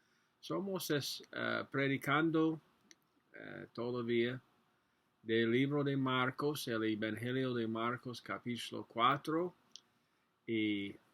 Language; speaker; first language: Spanish; non-native, learner; English